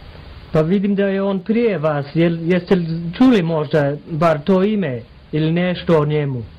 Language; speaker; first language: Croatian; non-native, fluent; English